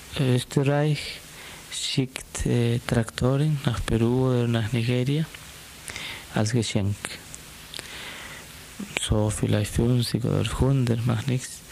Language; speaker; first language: German; non-native, fluent; Spanish